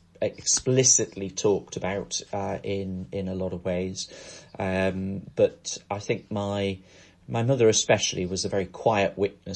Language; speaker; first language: English; native; English